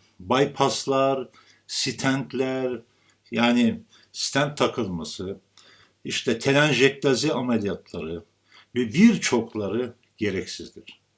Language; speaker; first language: Turkish; native; Turkish